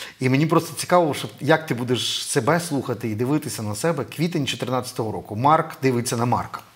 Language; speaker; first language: Ukrainian; native; Ukrainian